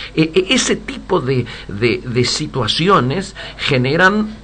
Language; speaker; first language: Spanish; native; Spanish